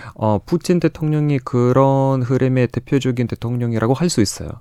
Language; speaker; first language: Korean; non-native, fluent; Russian